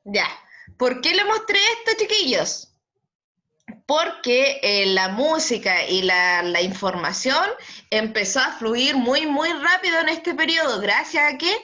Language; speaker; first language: Spanish; native; Spanish